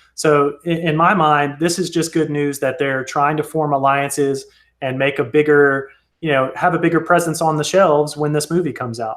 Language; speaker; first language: English; native; English